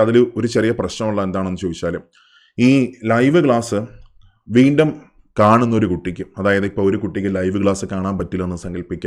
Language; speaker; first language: Malayalam; native; Malayalam